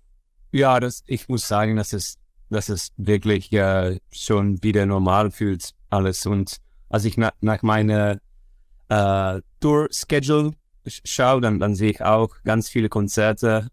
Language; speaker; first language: German; non-native, fluent; Dutch